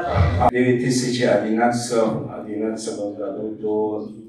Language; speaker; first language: Russian; non-native, learner; Persian